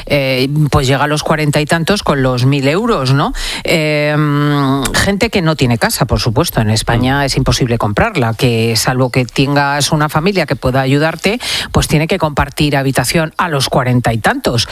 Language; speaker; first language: Spanish; native; Spanish